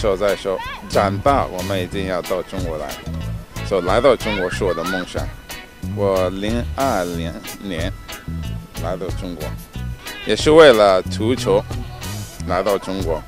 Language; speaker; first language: Chinese; non-native, fluent; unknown